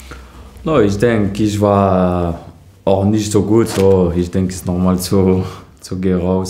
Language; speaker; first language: German; non-native, learner; French